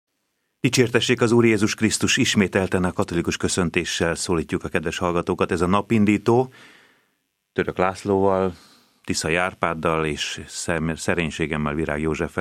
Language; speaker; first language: Hungarian; native; Hungarian